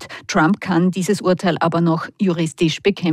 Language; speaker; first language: German; native; German